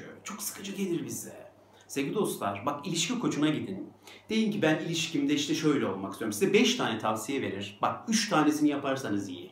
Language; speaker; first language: Turkish; native; Turkish